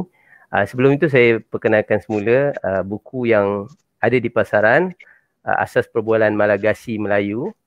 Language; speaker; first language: Malay; native; Malay